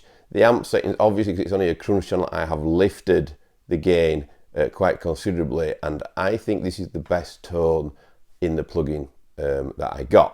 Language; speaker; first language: English; native; English